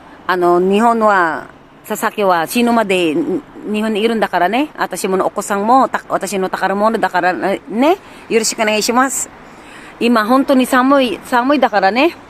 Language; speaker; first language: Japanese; non-native, learner; Filipino